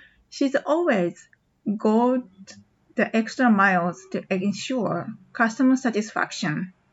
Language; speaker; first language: English; non-native, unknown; Japanese